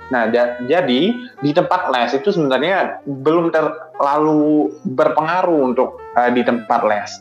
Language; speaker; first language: Indonesian; native; Indonesian